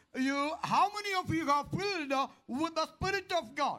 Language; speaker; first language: English; non-native, local second language; Malayalam